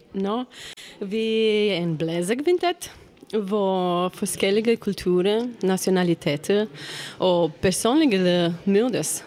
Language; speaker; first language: Danish; non-native, learner; Romanian